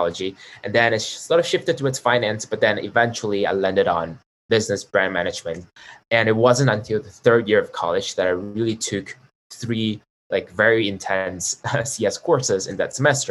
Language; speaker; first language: English; non-native, local second language; Chinese